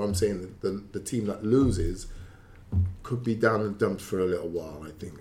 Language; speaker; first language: English; native; English